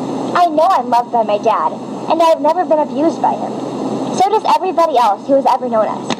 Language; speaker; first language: English; native; English